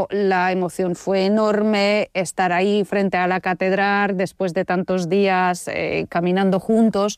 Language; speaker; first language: Spanish; non-native, fluent; Polish